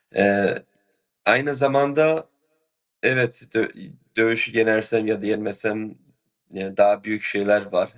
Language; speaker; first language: Turkish; early bilingual, heritage; Turkish